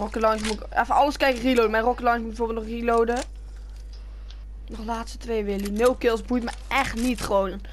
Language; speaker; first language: Dutch; native; Dutch